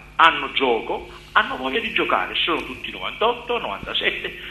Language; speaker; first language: Italian; native; Italian